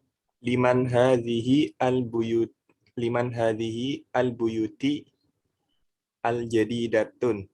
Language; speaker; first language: Arabic; non-native, learner; Indonesian